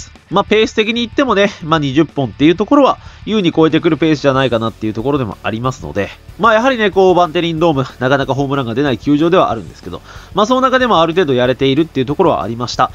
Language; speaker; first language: Japanese; native; Japanese